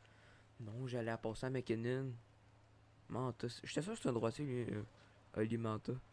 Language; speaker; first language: French; native; French